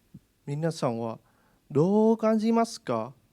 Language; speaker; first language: Japanese; non-native, learner; Vietnamese